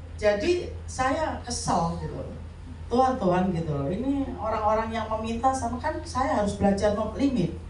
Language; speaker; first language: Indonesian; native; Indonesian